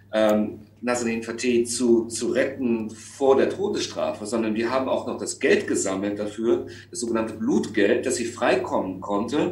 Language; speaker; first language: German; native; German